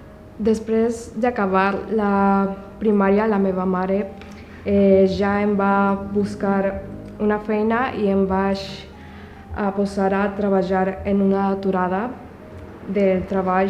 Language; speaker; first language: Catalan; non-native, local second language; Spanish